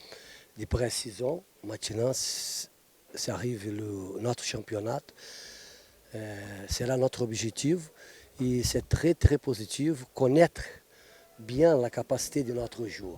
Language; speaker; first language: French; non-native, fluent; Portuguese